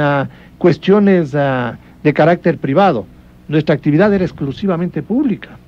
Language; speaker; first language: Spanish; native; Spanish